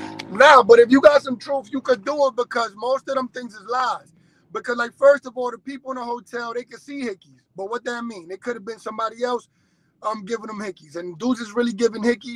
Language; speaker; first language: English; early bilingual, other home language; Spanish